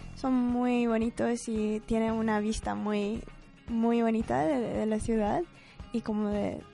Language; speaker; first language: Spanish; non-native, fluent; English